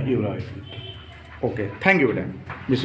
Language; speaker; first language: English; non-native, fluent; Hindi